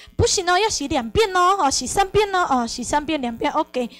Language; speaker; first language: Chinese; non-native, fluent; Spanish